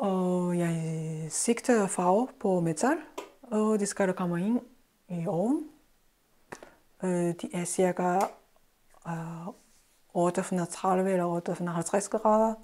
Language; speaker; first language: Danish; non-native, fluent; Japanese